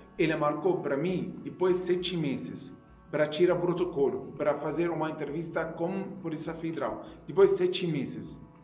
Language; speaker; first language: Portuguese; non-native, learner; Arabic